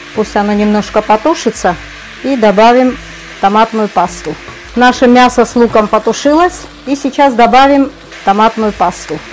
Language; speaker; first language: Russian; non-native, local second language; Georgian